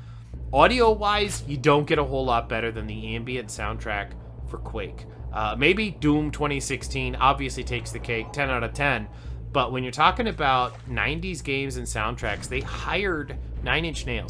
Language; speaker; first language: English; native; English